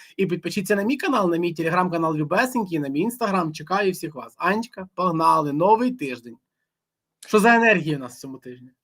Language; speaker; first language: Ukrainian; non-native, local second language; Russian